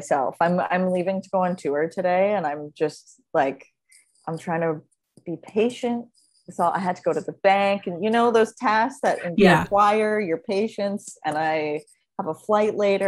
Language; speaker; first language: English; native; English